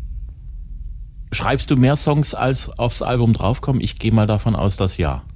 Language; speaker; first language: German; native; German